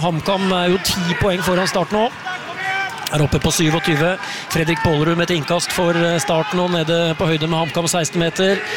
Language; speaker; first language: Norwegian; native; Norwegian